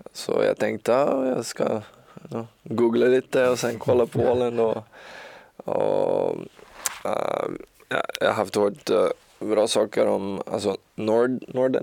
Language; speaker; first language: Swedish; non-native, learner; Portuguese